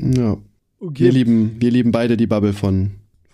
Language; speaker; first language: German; native; German